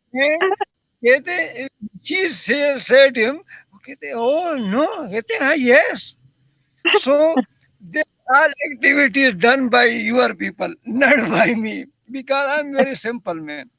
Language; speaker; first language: English; non-native, learner; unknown